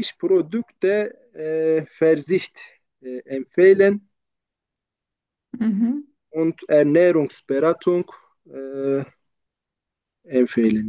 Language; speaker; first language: German; non-native, learner; Turkish